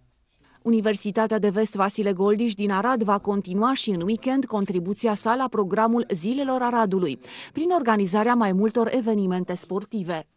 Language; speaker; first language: Romanian; native; Romanian